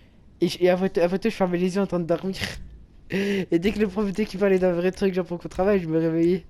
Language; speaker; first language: French; native; French